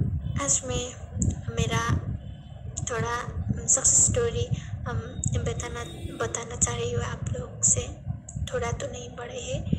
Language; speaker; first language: Hindi; non-native, learner; Nepali